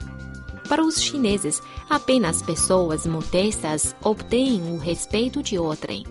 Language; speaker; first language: Portuguese; non-native, fluent; Chinese